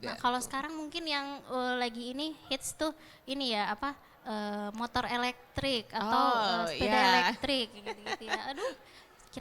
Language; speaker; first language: Indonesian; native; Indonesian